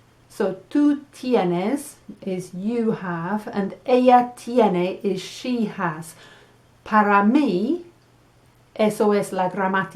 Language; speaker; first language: Spanish; non-native, fluent; English